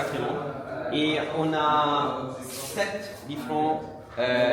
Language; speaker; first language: French; non-native, learner; Italian